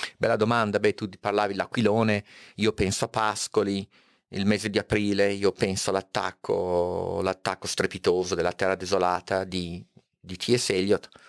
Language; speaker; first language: Italian; native; Italian